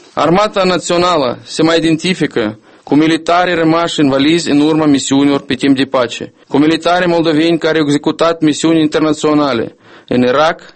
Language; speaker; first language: Romanian; non-native, local second language; Russian